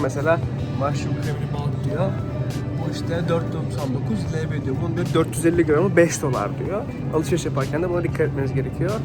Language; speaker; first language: Turkish; native; Turkish